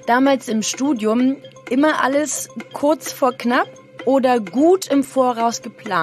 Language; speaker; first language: German; native; German